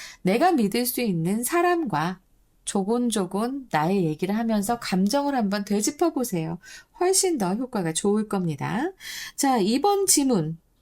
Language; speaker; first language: Korean; native; Korean